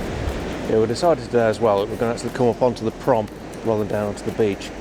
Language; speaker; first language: English; native; English